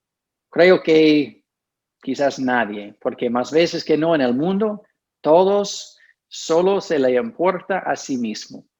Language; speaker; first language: Spanish; non-native, fluent; English